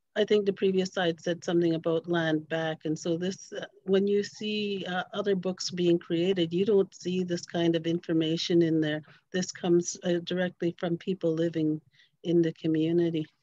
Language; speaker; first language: English; native; English